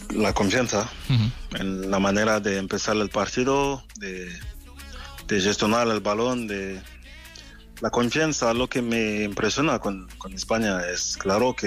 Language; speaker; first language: Spanish; non-native, fluent; French